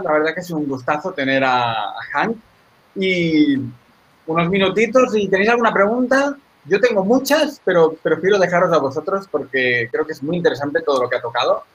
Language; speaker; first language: Spanish; native; Spanish